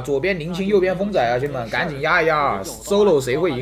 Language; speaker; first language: Chinese; native; Chinese